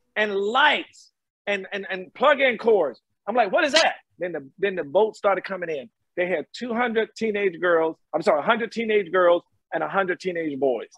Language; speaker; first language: English; native; English